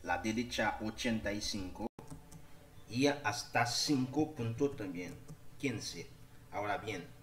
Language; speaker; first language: Spanish; non-native, learner; Haitian Creole